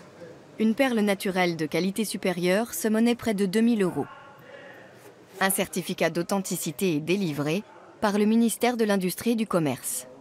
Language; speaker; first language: French; native; French